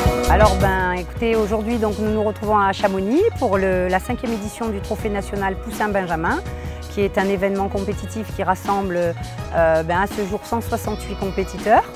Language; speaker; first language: French; native; French